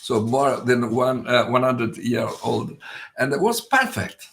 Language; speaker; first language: English; non-native, fluent; Italian